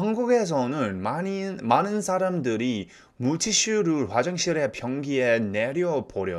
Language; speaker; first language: Korean; non-native, fluent; English